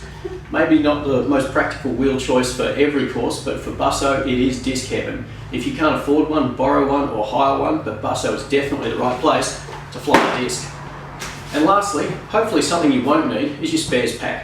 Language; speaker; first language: English; native; English